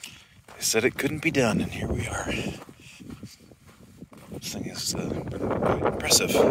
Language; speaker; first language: English; native; English